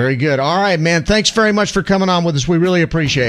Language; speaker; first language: English; native; English